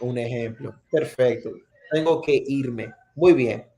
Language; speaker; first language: Spanish; non-native, fluent; English